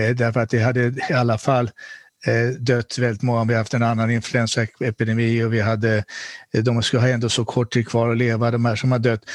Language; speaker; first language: Swedish; native; Swedish